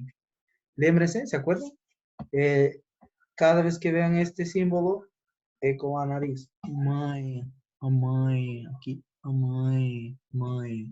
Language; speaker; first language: Portuguese; non-native, fluent; Spanish